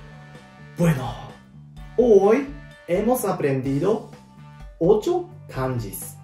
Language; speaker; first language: Spanish; non-native, learner; Japanese